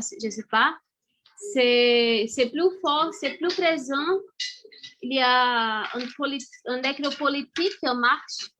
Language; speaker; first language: French; non-native, fluent; Portuguese